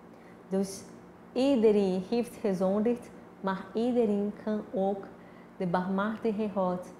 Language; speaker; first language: Dutch; non-native, fluent; Portuguese